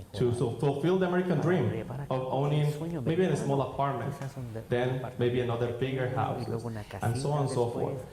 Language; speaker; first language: English; non-native, fluent; Spanish